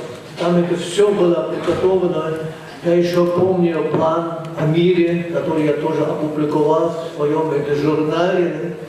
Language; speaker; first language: Russian; non-native, fluent; German